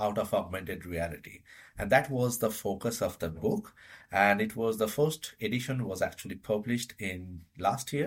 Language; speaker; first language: English; non-native, local second language; Bangla